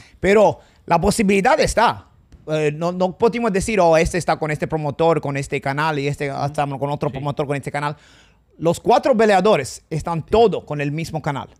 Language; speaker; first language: Spanish; non-native, fluent; English